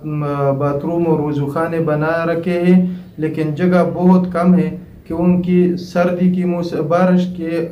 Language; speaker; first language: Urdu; non-native, local second language; Pashto